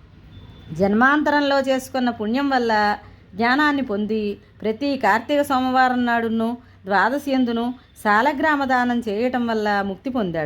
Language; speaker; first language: Telugu; native; Telugu